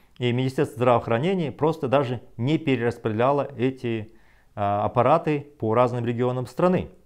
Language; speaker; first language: Russian; non-native, local second language; Kazakh